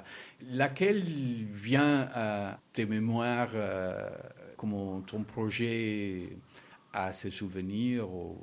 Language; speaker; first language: French; non-native, learner; Spanish